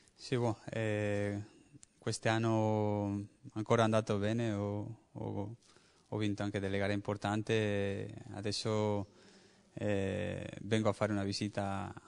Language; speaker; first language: Italian; non-native, learner; Spanish